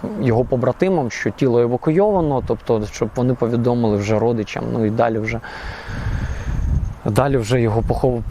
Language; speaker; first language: Ukrainian; native; Ukrainian